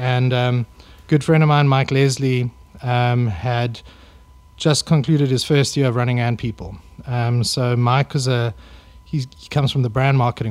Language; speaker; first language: English; native; English